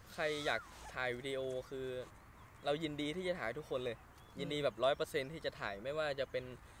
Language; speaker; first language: Thai; native; Thai